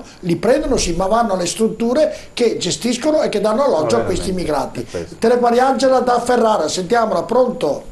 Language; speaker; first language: Italian; native; Italian